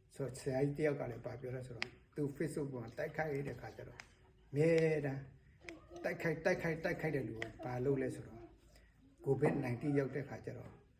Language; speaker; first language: Burmese; non-native, local second language; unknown